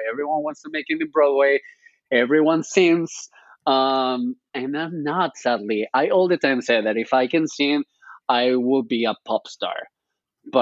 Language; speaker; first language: English; non-native, fluent; Spanish